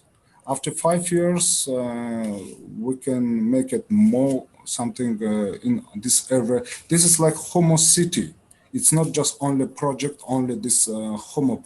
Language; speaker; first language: English; non-native, learner; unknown